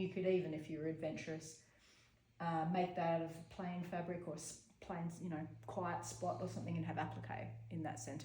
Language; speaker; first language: English; native; English